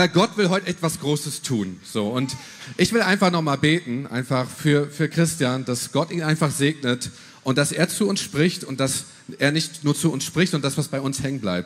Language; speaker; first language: German; native; German